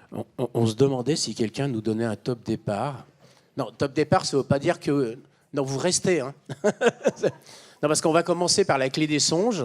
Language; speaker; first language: French; native; French